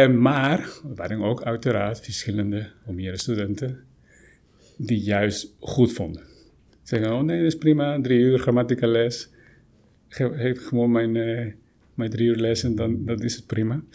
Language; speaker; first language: Dutch; non-native, fluent; Spanish